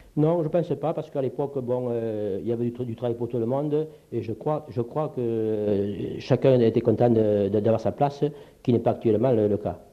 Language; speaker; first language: French; early bilingual, other home language; Polish